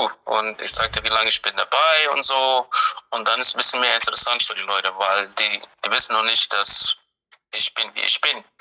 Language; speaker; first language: German; non-native, fluent; English